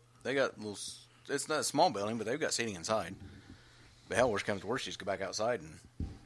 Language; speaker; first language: English; native; English